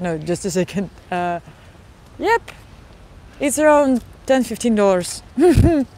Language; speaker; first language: English; non-native, fluent; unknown